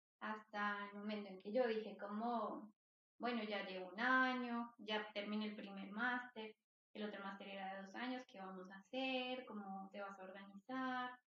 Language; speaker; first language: Spanish; native; Spanish